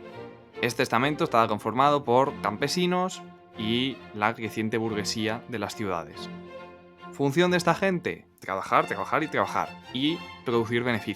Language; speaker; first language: Spanish; native; Spanish